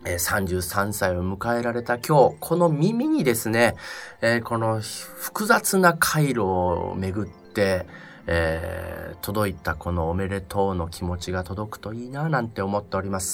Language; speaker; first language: Japanese; native; Japanese